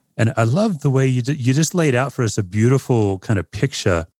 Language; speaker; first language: English; native; English